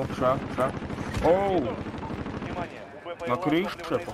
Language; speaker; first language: Russian; non-native, local second language; Latvian